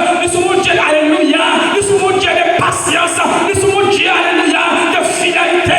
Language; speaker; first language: French; non-native, local second language; Haitian Creole